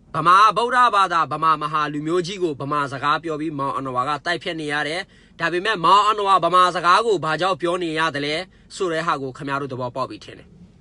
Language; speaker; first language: Burmese; non-native, local second language; Mon